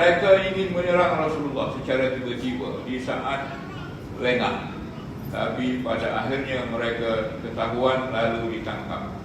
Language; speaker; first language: Malay; native; Malay